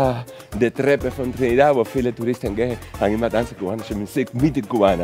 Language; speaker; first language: German; non-native, fluent; Spanish